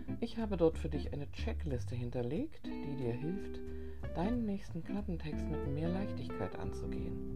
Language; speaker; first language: German; native; German